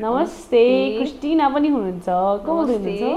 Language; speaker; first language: Nepali; native; Nepali